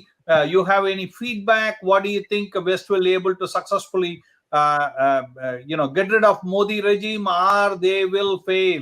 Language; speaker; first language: English; non-native, local second language; Hindi